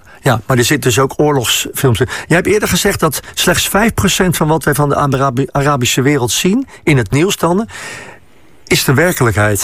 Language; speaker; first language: Dutch; native; Dutch